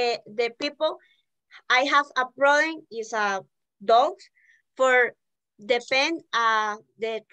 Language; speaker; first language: English; non-native, learner; Spanish